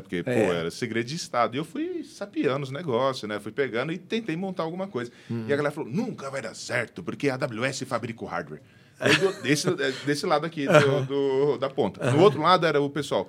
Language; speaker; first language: Portuguese; native; Portuguese